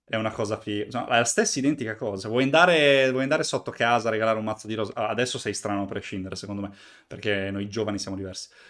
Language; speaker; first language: Italian; native; Italian